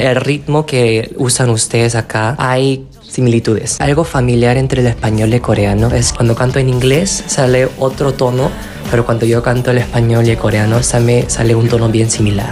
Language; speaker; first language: Spanish; non-native, fluent; Korean